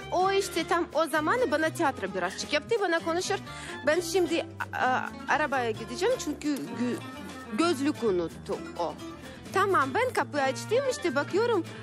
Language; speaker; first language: Turkish; non-native, learner; Ukrainian